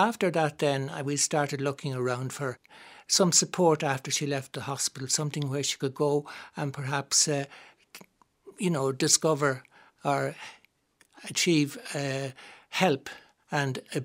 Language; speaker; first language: English; native; English